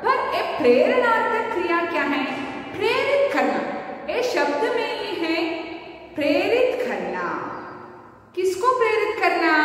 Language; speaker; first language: Hindi; non-native, local second language; Kannada